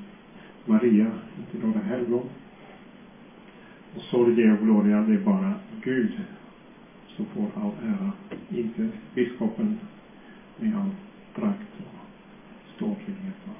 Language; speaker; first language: Swedish; non-native, fluent; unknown